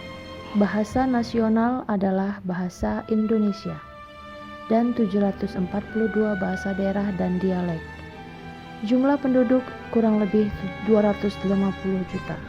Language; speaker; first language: Indonesian; native; Indonesian